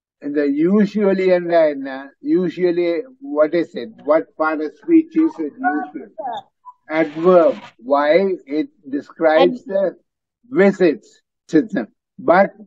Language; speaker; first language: English; non-native, fluent; Tamil